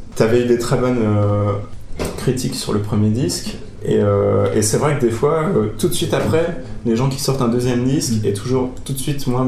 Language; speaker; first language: French; native; French